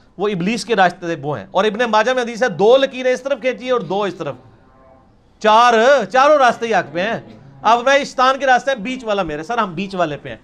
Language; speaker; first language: Urdu; non-native, local second language; Punjabi